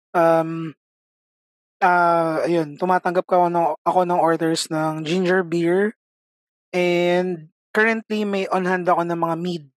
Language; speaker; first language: Filipino; native; Filipino